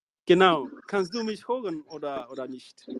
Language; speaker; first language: German; non-native, learner; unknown